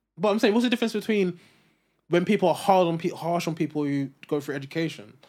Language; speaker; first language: English; native; English